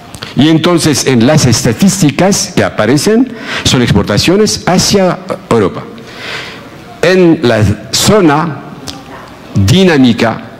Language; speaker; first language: Spanish; non-native, fluent; Arabic